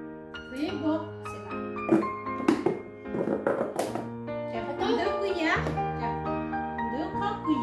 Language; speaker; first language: French; non-native, learner; Hmong